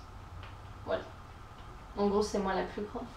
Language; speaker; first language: French; native; French